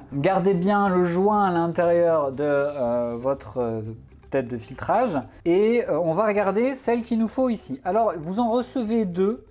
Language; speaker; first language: French; native; French